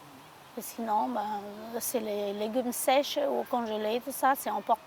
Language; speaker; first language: French; non-native, learner; Hmong